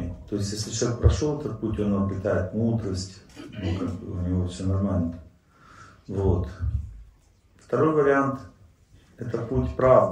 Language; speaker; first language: Russian; native; Russian